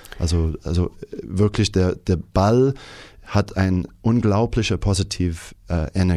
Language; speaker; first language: German; non-native, fluent; English